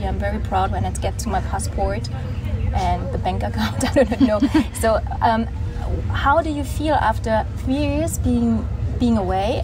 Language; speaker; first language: English; non-native, fluent; German